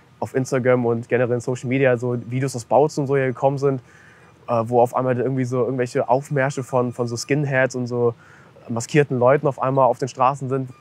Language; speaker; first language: German; native; German